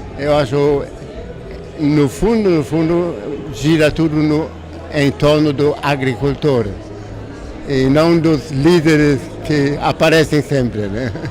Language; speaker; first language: Portuguese; non-native, fluent; German